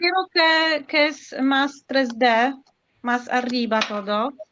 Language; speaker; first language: Spanish; non-native, learner; Polish